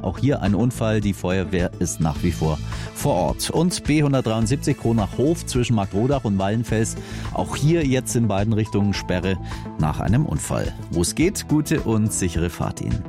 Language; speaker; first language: German; native; German